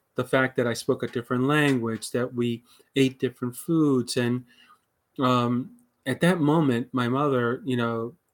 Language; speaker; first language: English; early bilingual, other home language; Spanish